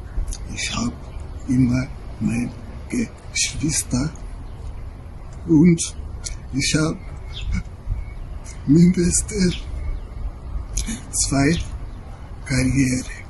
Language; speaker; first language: German; non-native, learner; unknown